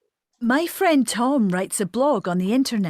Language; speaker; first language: English; non-native, learner; Uzbek